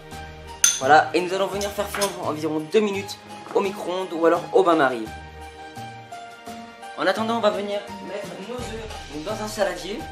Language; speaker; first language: French; native; French